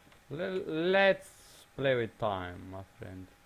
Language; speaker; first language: English; non-native, learner; Romanian